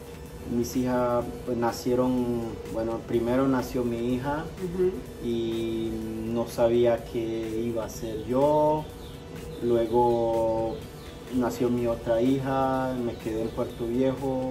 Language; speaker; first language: Spanish; non-native, local second language; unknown